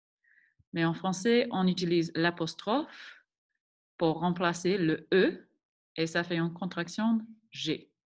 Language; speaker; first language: French; non-native, fluent; English